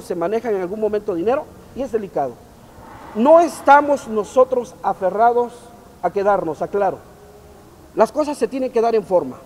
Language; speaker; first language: Spanish; native; Spanish